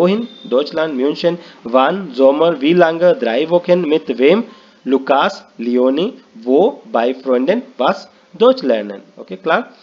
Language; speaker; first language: German; non-native, learner; Hindi